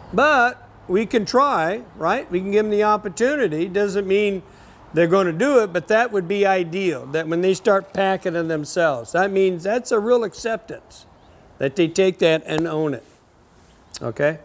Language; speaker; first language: English; native; English